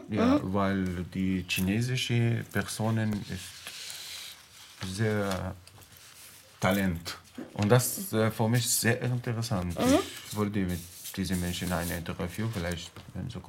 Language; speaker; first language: German; non-native, learner; Arabic